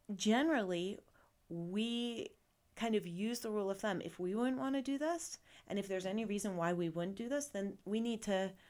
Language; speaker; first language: English; native; English